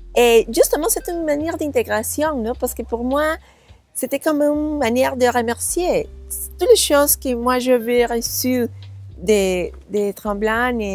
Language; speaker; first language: French; non-native, learner; Spanish